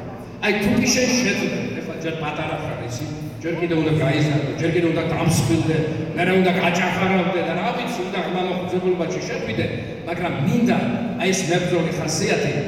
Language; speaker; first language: Georgian; native; Georgian